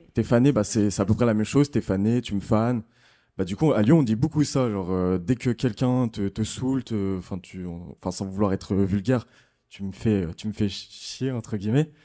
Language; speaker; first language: French; native; French